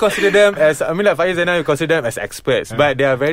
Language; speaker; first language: English; non-native, local second language; Malay